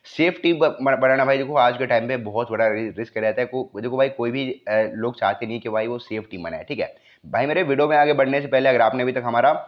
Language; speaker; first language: Hindi; native; Hindi